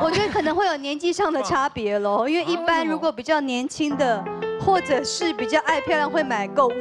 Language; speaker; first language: Chinese; native; Chinese